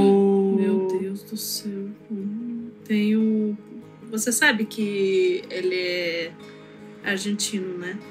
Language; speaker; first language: Portuguese; non-native, fluent; Russian